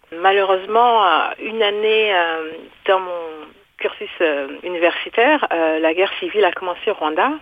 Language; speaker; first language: French; non-native, local second language; Kinyarwanda